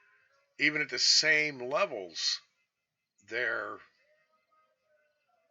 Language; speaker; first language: English; native; English